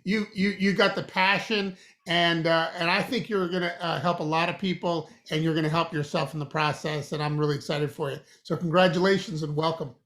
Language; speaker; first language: English; native; English